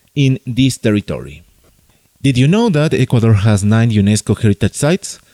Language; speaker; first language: English; non-native, fluent; Spanish